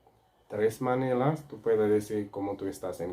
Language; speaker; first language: Spanish; non-native, local second language; Haitian Creole